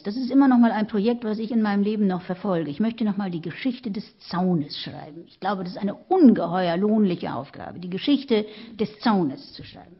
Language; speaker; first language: German; native; German